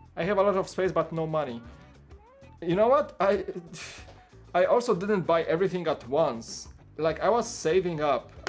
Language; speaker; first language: English; non-native, fluent; Polish